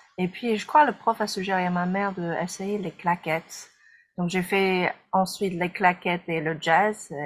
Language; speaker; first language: French; non-native, fluent; English